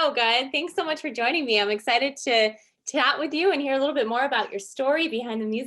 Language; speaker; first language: English; native; English